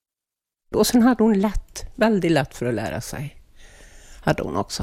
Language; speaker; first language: Swedish; native; Swedish